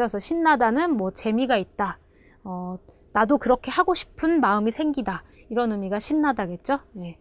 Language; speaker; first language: Korean; native; Korean